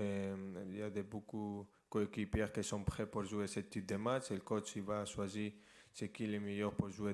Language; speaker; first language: French; non-native, fluent; Spanish